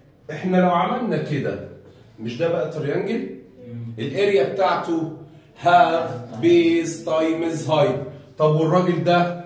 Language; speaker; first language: Arabic; native; Arabic